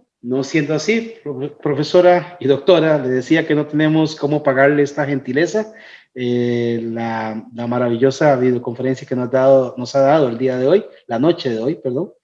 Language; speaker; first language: Spanish; native; Spanish